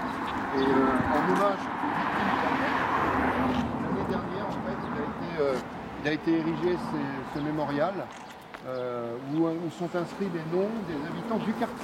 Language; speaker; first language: French; native; French